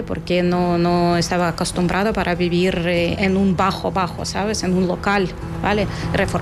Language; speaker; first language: Spanish; non-native, fluent; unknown